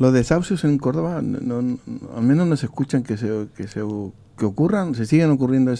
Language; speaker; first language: Spanish; native; Spanish